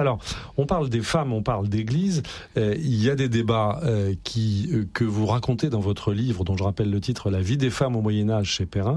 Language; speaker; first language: French; native; French